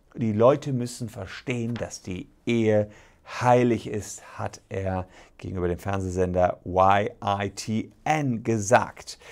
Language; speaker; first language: German; native; German